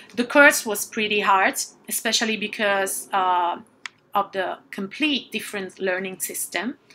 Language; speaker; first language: English; non-native, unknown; Italian